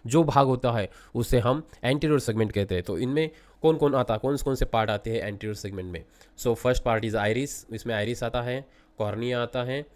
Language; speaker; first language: Hindi; non-native, local second language; Marathi